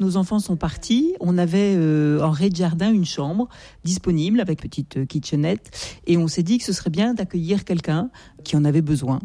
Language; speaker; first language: French; native; French